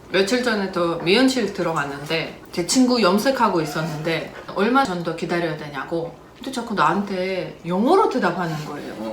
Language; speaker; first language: Korean; non-native, fluent; Russian